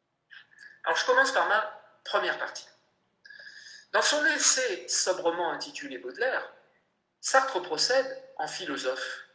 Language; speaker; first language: French; native; French